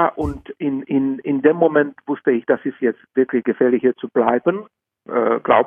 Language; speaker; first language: German; non-native, fluent; Czech